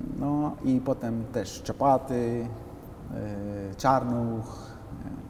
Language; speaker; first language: Polish; non-native, fluent; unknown